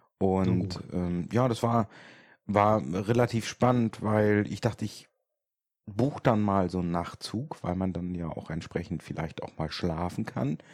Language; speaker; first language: German; native; German